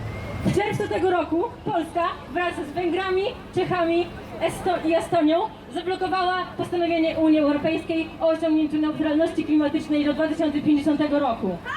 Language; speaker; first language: Polish; native; Polish